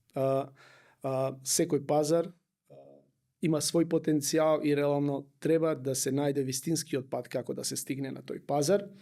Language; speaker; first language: Macedonian; native; Macedonian